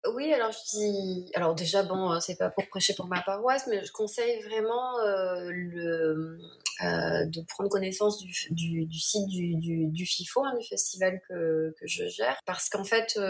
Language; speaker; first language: French; native; French